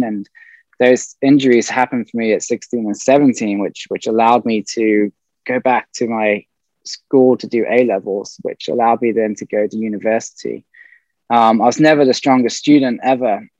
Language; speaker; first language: English; native; English